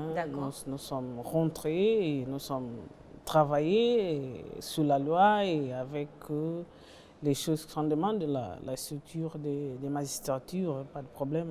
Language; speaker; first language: French; non-native, learner; Portuguese